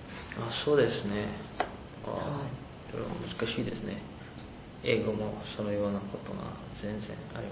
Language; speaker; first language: Japanese; non-native, learner; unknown